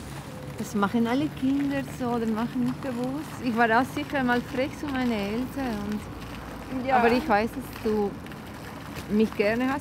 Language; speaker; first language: German; non-native, fluent; Spanish